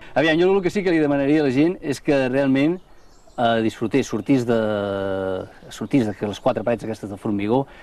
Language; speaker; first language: Catalan; non-native, local second language; Spanish